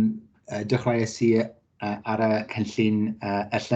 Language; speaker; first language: Welsh; non-native, learner; English